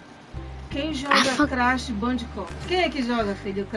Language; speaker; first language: Portuguese; native; Portuguese